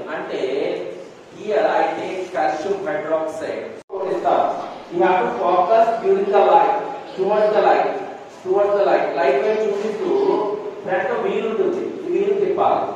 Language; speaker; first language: Telugu; native; Telugu